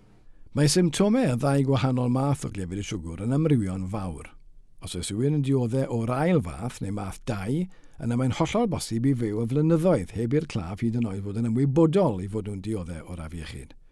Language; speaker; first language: Welsh; native; Welsh